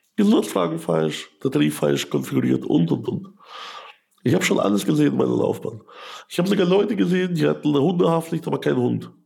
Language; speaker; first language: German; early bilingual, other home language; Russian